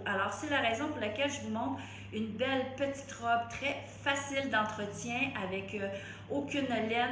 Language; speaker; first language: French; native; French